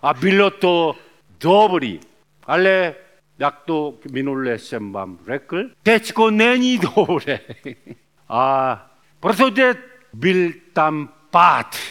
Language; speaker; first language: Czech; non-native, learner; Korean